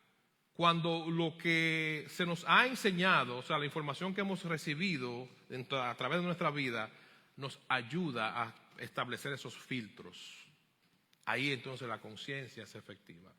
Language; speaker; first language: Spanish; native; Spanish